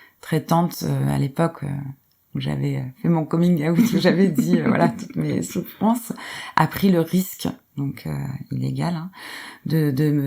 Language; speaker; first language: French; native; French